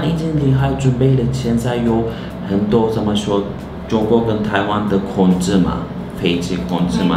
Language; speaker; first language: Chinese; non-native, learner; Turkish